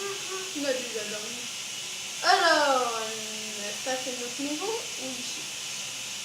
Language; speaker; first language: French; native; French